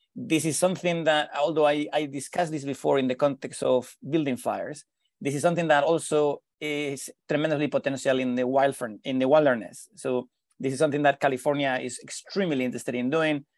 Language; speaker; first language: English; non-native, fluent; Spanish